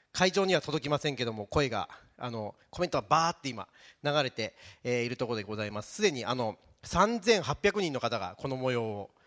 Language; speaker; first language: Japanese; native; Japanese